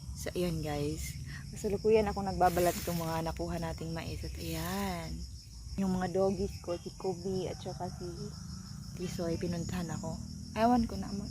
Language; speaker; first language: Filipino; non-native, local second language; Cebuano